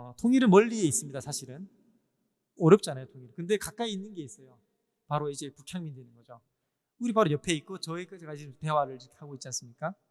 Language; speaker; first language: Korean; native; Korean